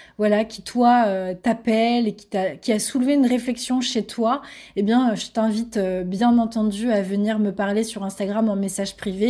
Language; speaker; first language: French; native; French